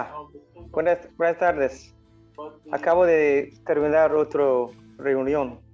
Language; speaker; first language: Spanish; non-native, fluent; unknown